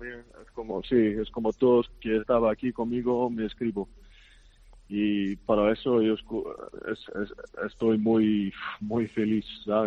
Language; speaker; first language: Spanish; non-native, fluent; Icelandic